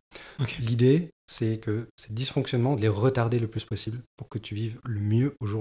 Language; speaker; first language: French; native; French